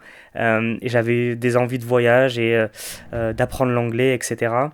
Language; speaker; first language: French; native; French